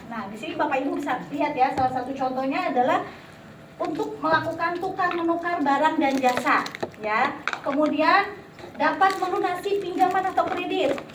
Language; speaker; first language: Indonesian; native; Indonesian